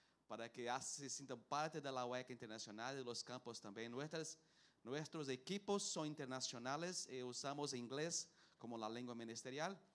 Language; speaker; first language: Spanish; non-native, learner; Portuguese